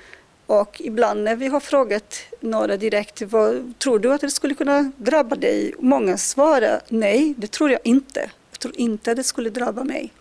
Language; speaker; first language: Swedish; non-native, fluent; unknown